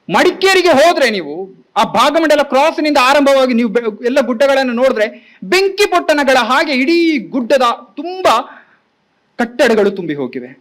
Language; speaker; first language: Kannada; native; Kannada